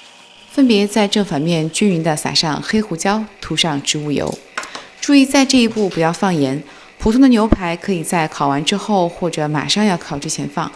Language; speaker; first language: Chinese; native; Chinese